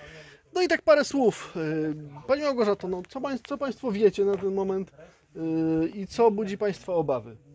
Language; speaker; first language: Polish; native; Polish